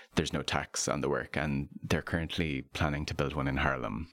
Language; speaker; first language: English; native; English